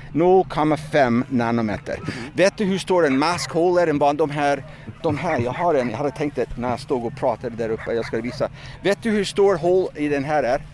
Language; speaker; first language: Swedish; non-native, fluent; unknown